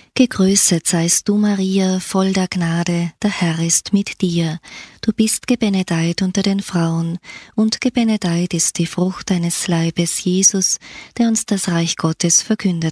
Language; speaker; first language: German; native; German